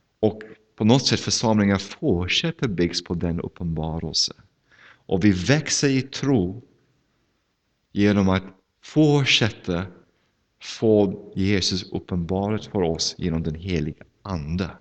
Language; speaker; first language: Swedish; non-native, fluent; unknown